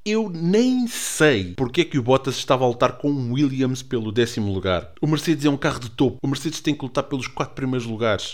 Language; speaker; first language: Portuguese; native; Portuguese